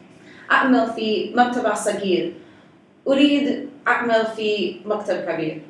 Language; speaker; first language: Arabic; non-native, learner; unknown